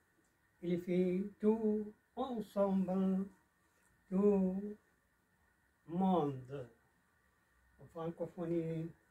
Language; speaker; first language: French; non-native, learner; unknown